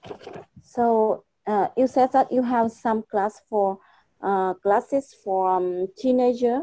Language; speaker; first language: English; non-native, fluent; Vietnamese